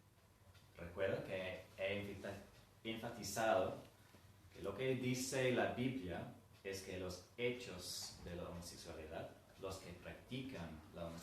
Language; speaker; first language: Spanish; non-native, fluent; English